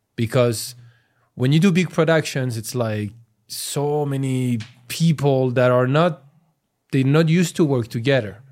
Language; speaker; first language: English; non-native, fluent; French